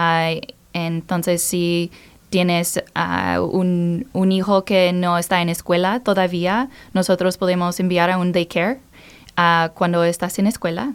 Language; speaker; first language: Spanish; non-native, learner; English